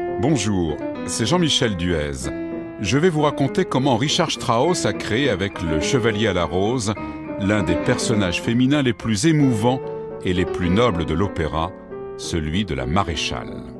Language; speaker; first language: French; native; French